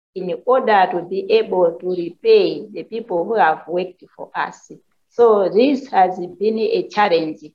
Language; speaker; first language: English; non-native, local second language; Nyanja